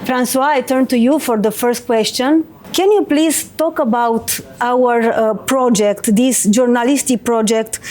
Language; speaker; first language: English; non-native, fluent; Romanian